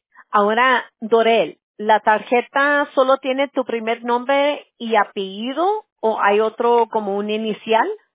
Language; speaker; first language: Spanish; early bilingual, heritage; Spanish